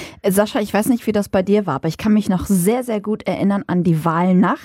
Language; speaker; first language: German; native; German